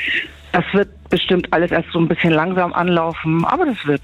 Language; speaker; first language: German; native; German